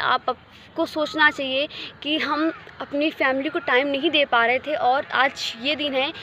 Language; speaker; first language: Hindi; native; Hindi